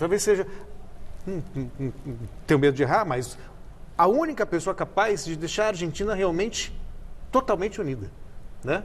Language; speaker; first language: Portuguese; native; Portuguese